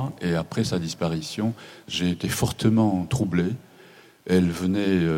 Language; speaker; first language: French; non-native, fluent; Japanese